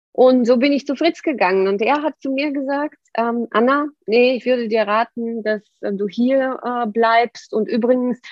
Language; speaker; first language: German; non-native, fluent; Bulgarian